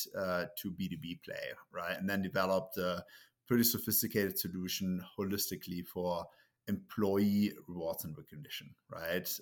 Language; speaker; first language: English; non-native, fluent; German